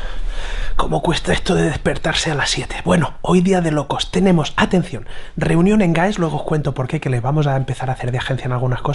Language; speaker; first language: Spanish; native; Spanish